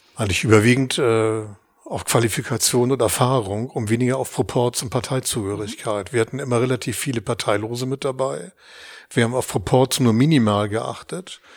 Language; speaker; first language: German; native; German